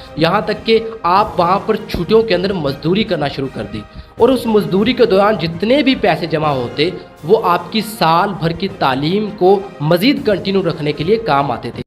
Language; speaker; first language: Urdu; non-native, local second language; Sindhi